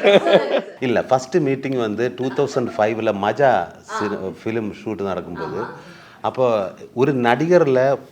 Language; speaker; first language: Tamil; non-native, learner; Malayalam